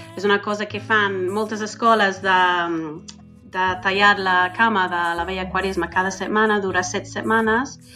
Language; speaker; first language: Catalan; non-native, fluent; English